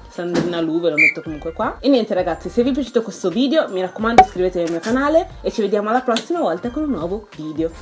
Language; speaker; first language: Italian; early bilingual, other home language; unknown